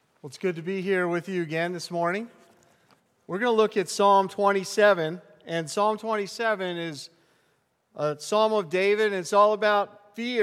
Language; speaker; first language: English; native; English